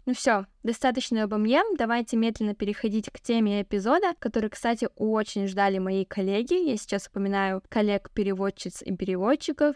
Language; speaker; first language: Russian; non-native, local second language; Kazakh